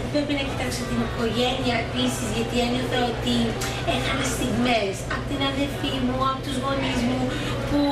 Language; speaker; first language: Greek; early bilingual, heritage; Greek